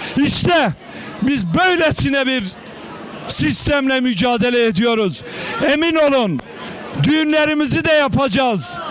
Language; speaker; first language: Turkish; non-native, local second language; Kurdish